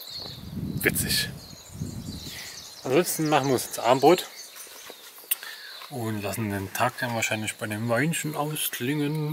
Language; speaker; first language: German; native; German